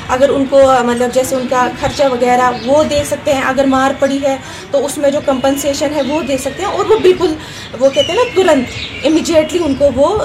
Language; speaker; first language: Urdu; non-native, local second language; Kashmiri